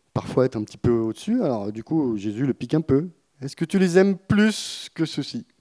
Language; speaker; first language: French; native; French